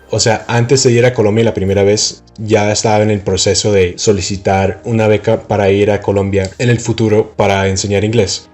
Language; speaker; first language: Spanish; non-native, fluent; English